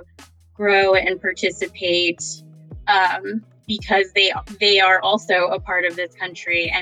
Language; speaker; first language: English; native; English